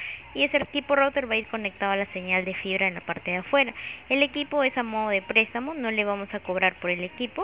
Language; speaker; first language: Spanish; native; Spanish